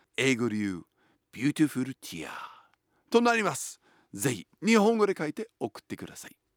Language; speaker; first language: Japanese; non-native, fluent; English